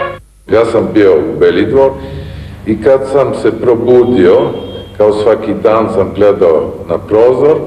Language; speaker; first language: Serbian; early bilingual, heritage; Serbian